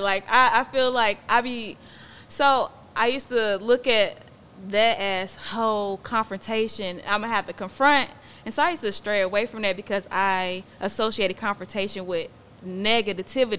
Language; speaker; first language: English; native; English